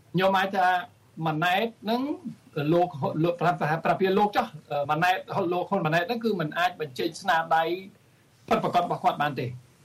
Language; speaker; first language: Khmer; early bilingual, heritage; Khmer